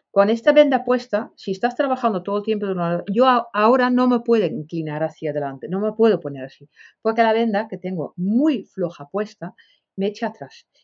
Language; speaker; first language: Spanish; non-native, fluent; Dutch